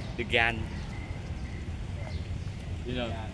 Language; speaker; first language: English; non-native, learner; Khmer